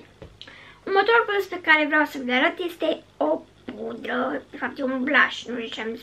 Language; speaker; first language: Romanian; native; Romanian